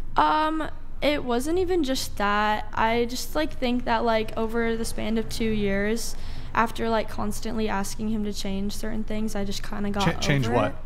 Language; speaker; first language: English; native; English